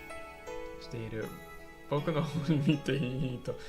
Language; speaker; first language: Japanese; non-native, fluent; English